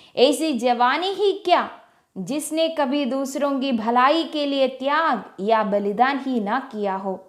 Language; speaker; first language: Hindi; non-native, local second language; Malayalam